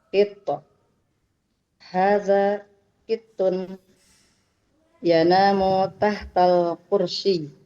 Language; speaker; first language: Arabic; non-native, learner; Indonesian